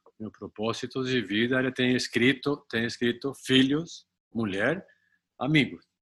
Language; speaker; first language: Portuguese; non-native, fluent; Spanish